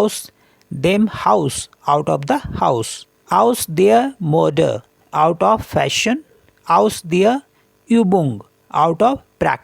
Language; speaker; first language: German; non-native, learner; Hindi